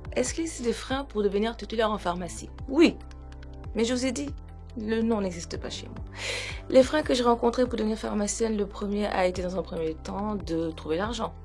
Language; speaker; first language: French; non-native, local second language; Wolof